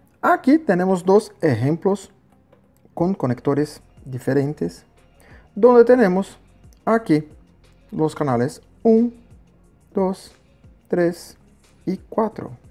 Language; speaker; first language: Spanish; non-native, learner; Portuguese